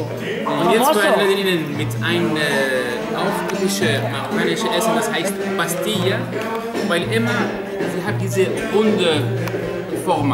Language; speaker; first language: German; non-native, learner; Arabic